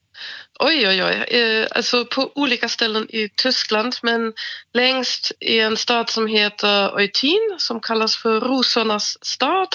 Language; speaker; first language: Swedish; non-native, fluent; German